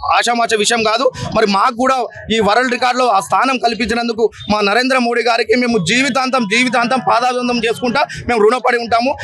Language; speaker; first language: Telugu; non-native, local second language; Lambadi